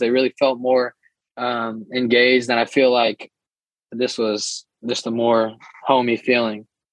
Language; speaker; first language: English; early bilingual, other home language; Portuguese